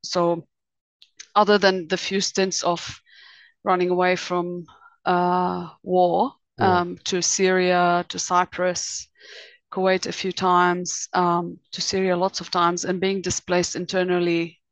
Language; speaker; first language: English; native; English